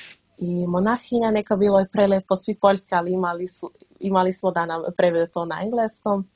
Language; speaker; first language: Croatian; early bilingual, heritage; Dutch